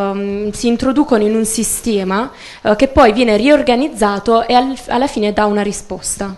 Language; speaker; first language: Italian; native; Italian